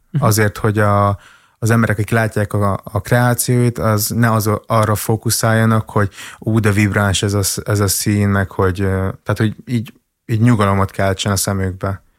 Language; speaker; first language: Hungarian; early bilingual, other home language; Vietnamese